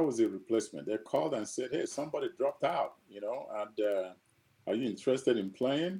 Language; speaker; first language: English; non-native, local second language; Igbo